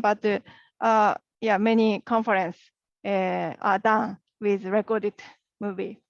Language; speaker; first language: English; non-native, learner; Japanese